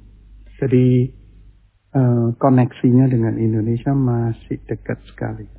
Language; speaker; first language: Indonesian; early bilingual, heritage; Chinese